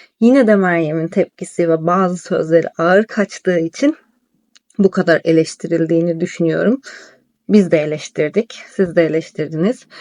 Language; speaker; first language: Turkish; native; Turkish